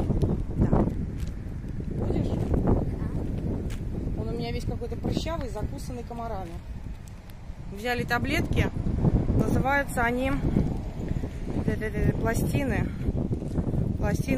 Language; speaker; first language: Russian; native; Russian